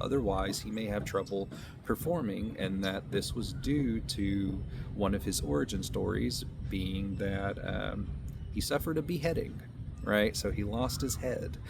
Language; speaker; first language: English; native; English